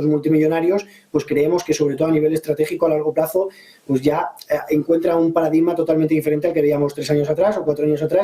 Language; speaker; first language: Spanish; native; Spanish